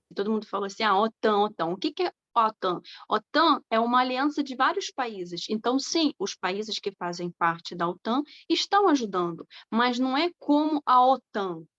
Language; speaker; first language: Portuguese; non-native, fluent; Ukrainian